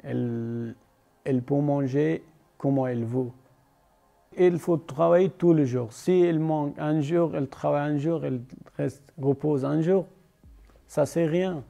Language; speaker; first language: French; non-native, learner; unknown